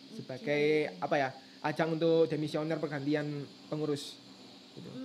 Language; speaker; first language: Indonesian; native; Indonesian